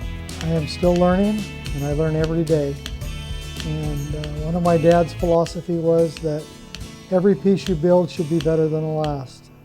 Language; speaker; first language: English; native; English